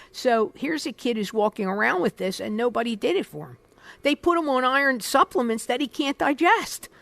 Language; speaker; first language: English; native; English